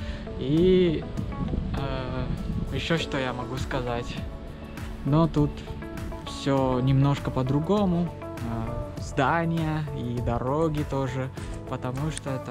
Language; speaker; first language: Russian; non-native, learner; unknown